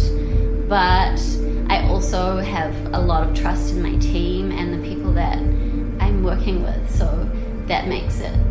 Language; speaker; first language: English; native; English